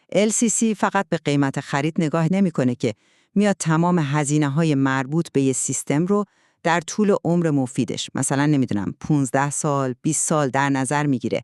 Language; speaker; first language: Persian; native; Persian